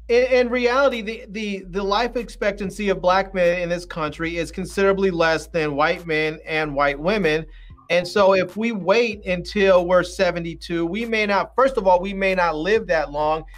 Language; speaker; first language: English; native; English